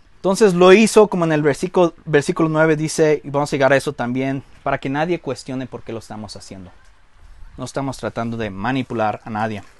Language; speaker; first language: Spanish; early bilingual, heritage; Spanish